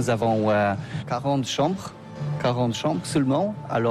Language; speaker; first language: French; non-native, learner; Polish